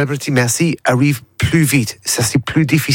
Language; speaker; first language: French; non-native, learner; English